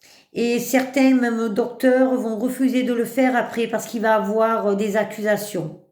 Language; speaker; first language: French; native; French